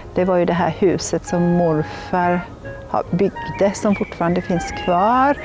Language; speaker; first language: Swedish; native; Swedish